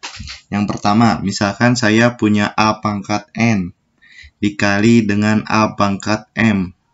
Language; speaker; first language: Indonesian; native; Indonesian